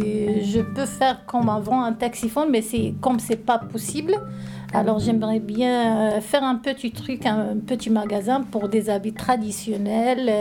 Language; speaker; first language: French; non-native, learner; Arabic